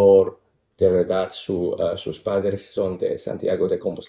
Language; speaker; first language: Spanish; non-native, fluent; Cantonese